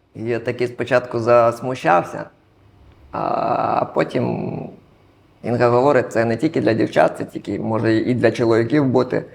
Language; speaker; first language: Ukrainian; non-native, local second language; Russian